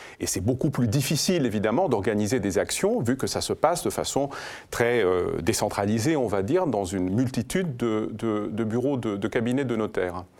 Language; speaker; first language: French; non-native, fluent; Greek